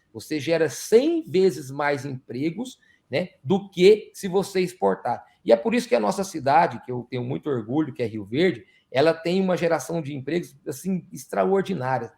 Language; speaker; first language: Portuguese; native; Portuguese